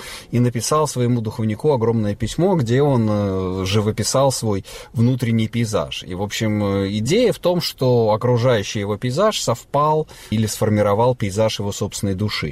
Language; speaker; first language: Russian; native; Russian